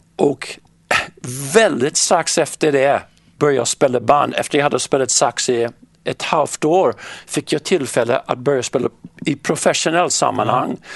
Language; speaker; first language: Swedish; non-native, fluent; English